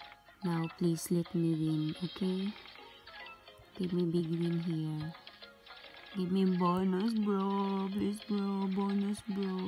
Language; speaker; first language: English; non-native, local second language; Cebuano